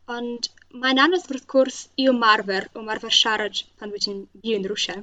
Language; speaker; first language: Welsh; non-native, fluent; Russian